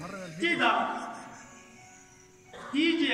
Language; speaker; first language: Chinese; non-native, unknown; Arabic